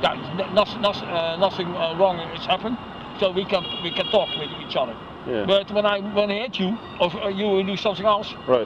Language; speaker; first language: English; non-native, learner; Dutch